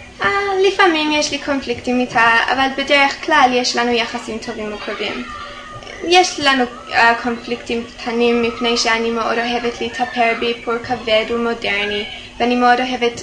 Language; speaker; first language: Hebrew; non-native, fluent; English